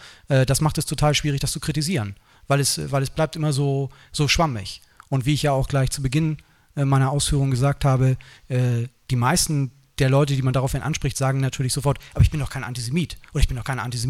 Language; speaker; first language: German; native; German